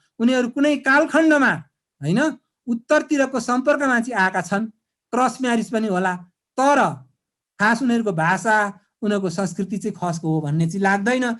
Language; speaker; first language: Nepali; non-native, local second language; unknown